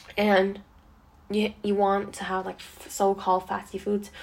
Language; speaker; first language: English; non-native, local second language; Cantonese